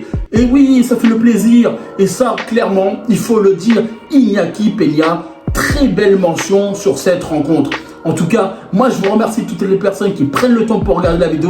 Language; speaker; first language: French; native; French